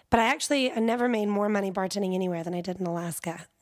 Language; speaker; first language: English; native; English